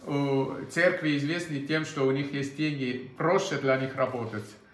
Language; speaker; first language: Russian; non-native, fluent; German